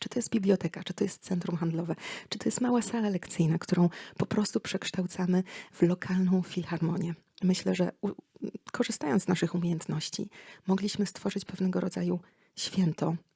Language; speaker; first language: Polish; native; Polish